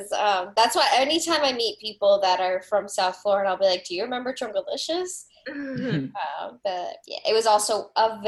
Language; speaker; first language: English; early bilingual, other home language; Spanish